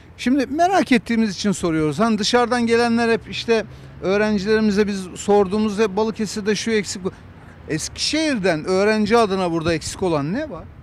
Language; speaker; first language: Turkish; native; Turkish